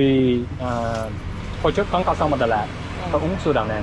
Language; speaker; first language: Vietnamese; non-native, learner; English